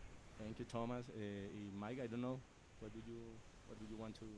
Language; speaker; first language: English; non-native, learner; Spanish